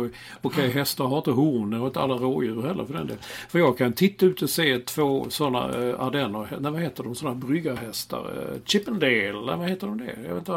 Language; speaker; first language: Swedish; native; Swedish